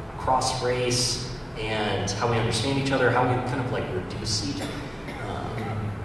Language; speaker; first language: English; native; English